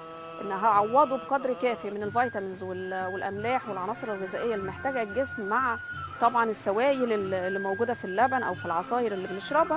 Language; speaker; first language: Arabic; native; Arabic